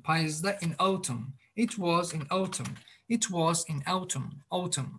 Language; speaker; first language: English; non-native, fluent; Azerbaijani